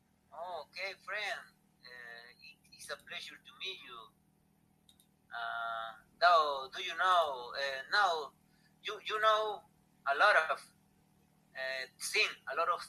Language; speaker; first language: English; non-native, learner; Spanish